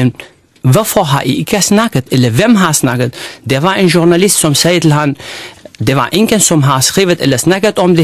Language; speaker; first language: Danish; non-native, fluent; Arabic